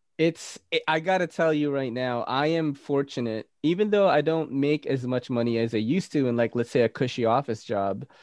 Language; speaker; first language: English; native; English